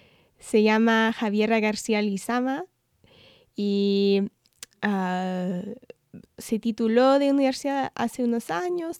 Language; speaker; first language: Spanish; non-native, fluent; English